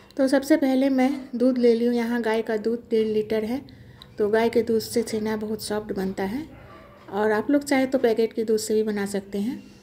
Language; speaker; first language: Hindi; non-native, local second language; Bangla